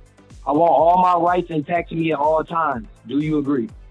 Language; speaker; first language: English; native; English